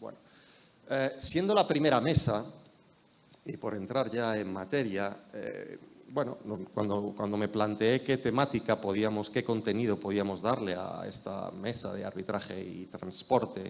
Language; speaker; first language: Spanish; native; Spanish